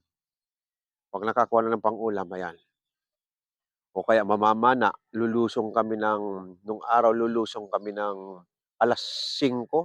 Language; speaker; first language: Filipino; native; Filipino